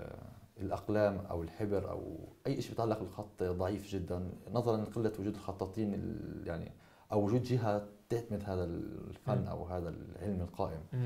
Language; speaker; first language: Arabic; native; Arabic